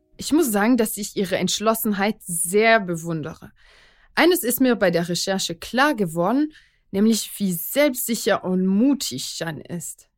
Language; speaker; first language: German; non-native, fluent; French